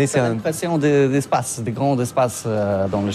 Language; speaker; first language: French; non-native, learner; Polish